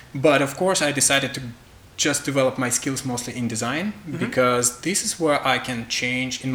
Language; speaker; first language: English; non-native, fluent; Russian